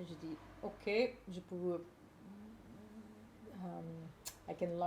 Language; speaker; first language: French; non-native, learner; English